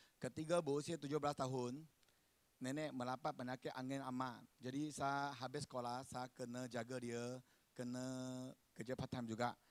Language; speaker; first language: Malay; non-native, local second language; Chinese